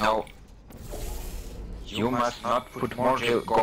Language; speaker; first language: English; non-native, learner; German